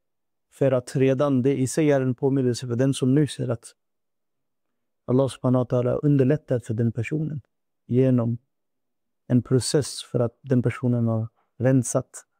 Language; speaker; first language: Swedish; non-native, fluent; Urdu